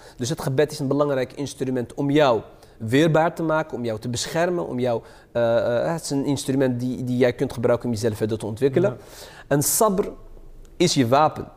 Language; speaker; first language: Dutch; early bilingual, other home language; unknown